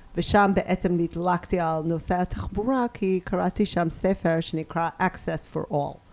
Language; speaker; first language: Hebrew; non-native, fluent; English